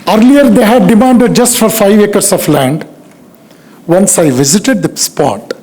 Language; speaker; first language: English; non-native, local second language; Kannada